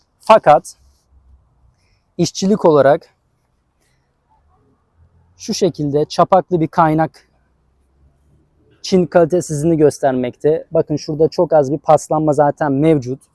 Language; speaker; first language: Turkish; native; Turkish